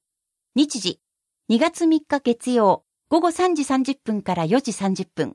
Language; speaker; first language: Japanese; native; Japanese